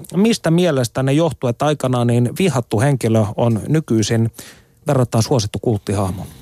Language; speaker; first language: Finnish; native; Finnish